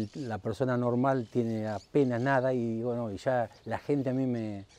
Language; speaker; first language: Spanish; native; Spanish